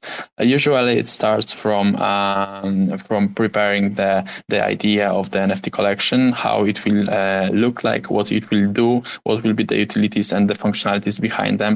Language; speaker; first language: English; non-native, fluent; Polish